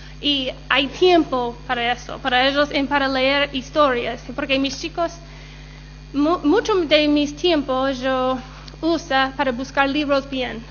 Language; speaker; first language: Spanish; non-native, learner; English